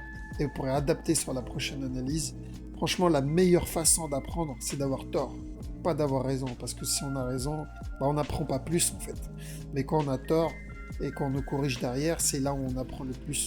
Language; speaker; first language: French; native; French